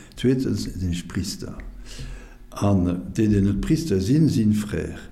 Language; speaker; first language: Luxembourgish; non-native, fluent; French